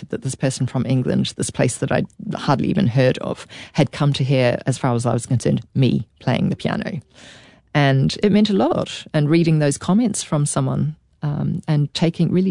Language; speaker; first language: English; native; English